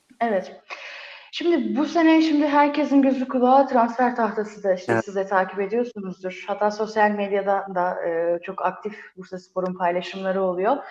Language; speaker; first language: Turkish; native; Turkish